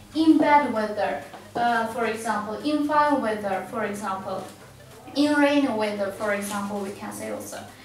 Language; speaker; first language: English; non-native, fluent; Azerbaijani